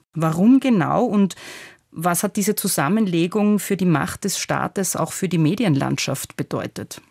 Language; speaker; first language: German; native; German